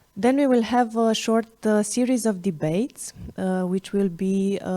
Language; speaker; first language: English; non-native, fluent; Romanian